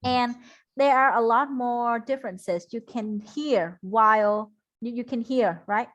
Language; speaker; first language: English; non-native, fluent; Vietnamese